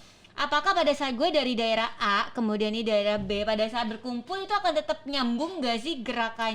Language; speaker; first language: Indonesian; native; Indonesian